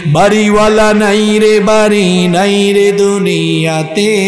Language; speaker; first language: Bangla; native; Bangla